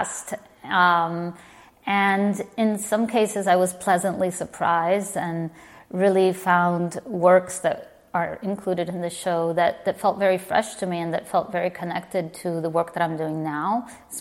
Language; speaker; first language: English; native; English